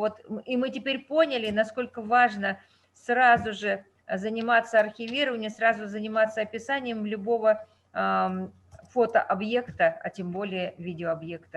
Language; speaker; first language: Russian; native; Russian